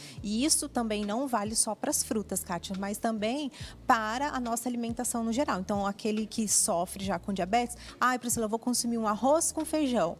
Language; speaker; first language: Portuguese; native; Portuguese